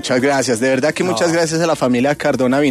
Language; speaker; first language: Spanish; native; Spanish